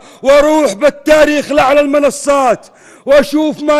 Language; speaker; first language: Arabic; native; Arabic